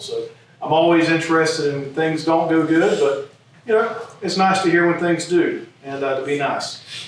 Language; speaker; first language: English; native; English